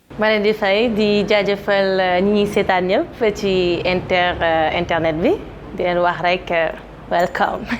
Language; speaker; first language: Wolof; non-native, local second language; Fula